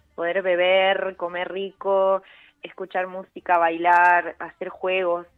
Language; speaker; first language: Spanish; native; Spanish